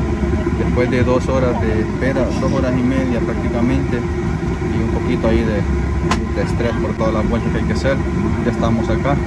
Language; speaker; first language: Spanish; native; Spanish